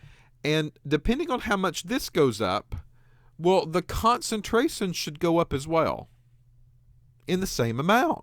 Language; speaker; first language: English; native; English